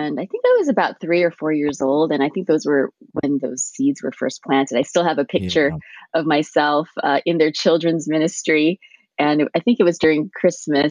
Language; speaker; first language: English; early bilingual, other home language; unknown